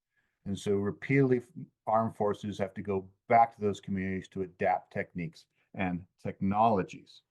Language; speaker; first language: English; native; English